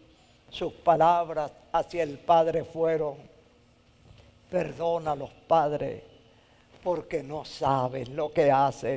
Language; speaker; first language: Spanish; native; Spanish